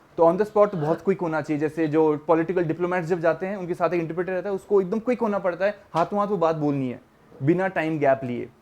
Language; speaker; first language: Hindi; native; Hindi